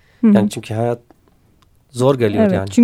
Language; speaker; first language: Turkish; non-native, learner; Kurdish